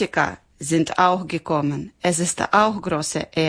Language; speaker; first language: German; non-native, learner; Ukrainian